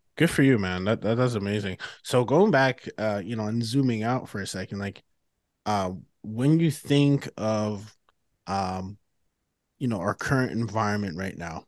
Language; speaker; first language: English; native; English